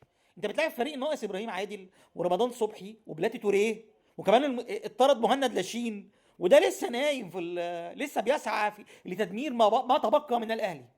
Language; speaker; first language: Arabic; native; Arabic